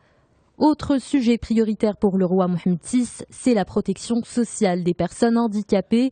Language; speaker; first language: French; non-native, local second language; Arabic